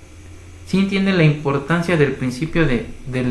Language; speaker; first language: Spanish; native; Spanish